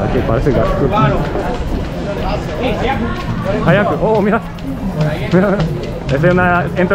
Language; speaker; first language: Spanish; non-native, learner; Japanese